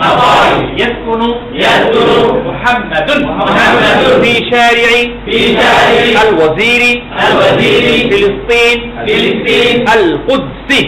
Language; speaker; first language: Arabic; non-native, fluent; Bangla